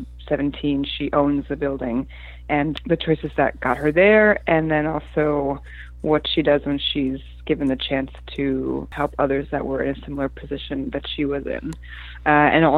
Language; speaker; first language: English; early bilingual, other home language; Polish